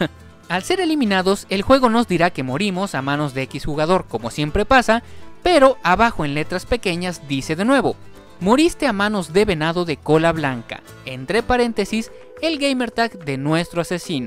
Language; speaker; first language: Spanish; native; Spanish